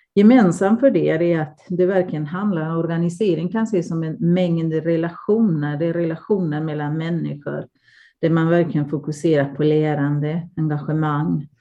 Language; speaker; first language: Swedish; non-native, fluent; Spanish